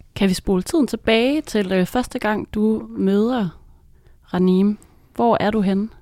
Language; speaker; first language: Danish; native; Danish